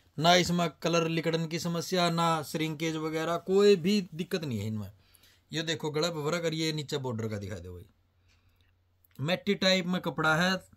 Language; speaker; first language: Hindi; native; Hindi